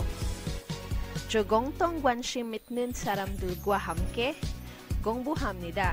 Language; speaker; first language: Korean; non-native, learner; Filipino